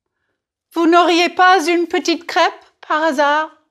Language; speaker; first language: French; non-native, fluent; English